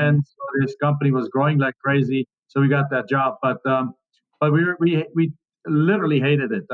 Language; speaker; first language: English; non-native, fluent; German